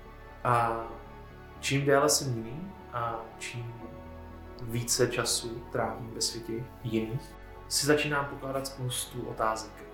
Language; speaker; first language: Czech; native; Czech